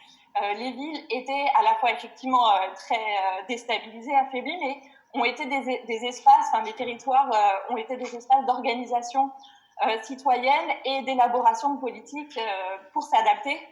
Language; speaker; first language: French; native; French